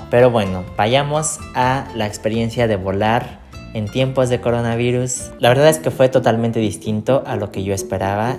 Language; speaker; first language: Spanish; native; Spanish